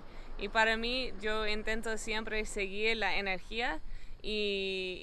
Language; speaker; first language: Spanish; non-native, fluent; English